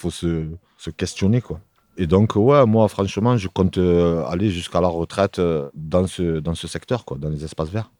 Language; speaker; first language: French; native; French